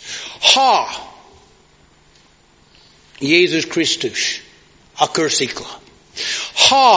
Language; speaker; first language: Hungarian; non-native, fluent; English